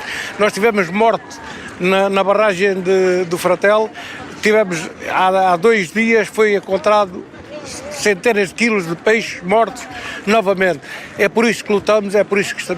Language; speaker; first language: Portuguese; native; Portuguese